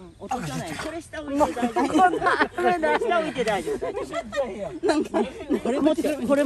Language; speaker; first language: Japanese; native; Japanese